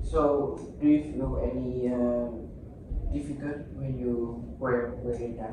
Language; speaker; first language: English; non-native, learner; Vietnamese